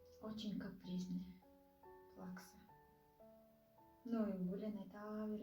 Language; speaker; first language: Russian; non-native, local second language; Kazakh